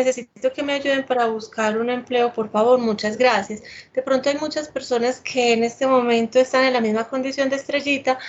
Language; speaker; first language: Spanish; native; Spanish